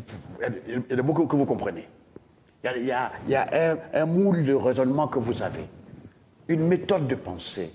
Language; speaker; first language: French; non-native, local second language; Dyula